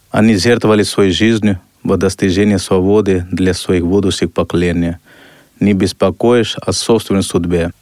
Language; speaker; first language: Russian; non-native, fluent; Hindi